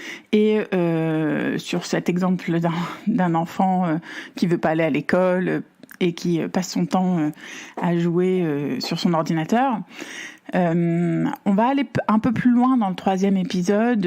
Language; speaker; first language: French; native; French